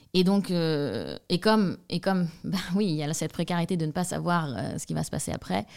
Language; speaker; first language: French; native; French